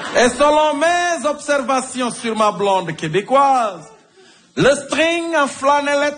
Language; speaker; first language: French; native; French